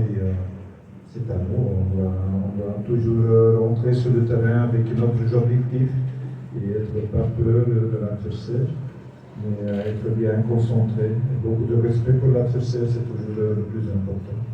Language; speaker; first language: French; non-native, local second language; Dutch